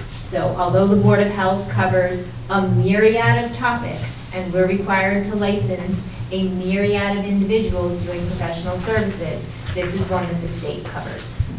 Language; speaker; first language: English; native; English